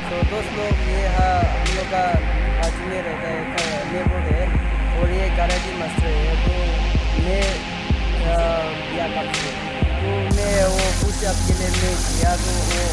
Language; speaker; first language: Hindi; non-native, local second language; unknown